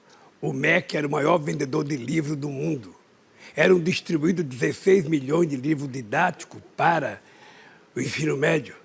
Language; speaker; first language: Portuguese; native; Portuguese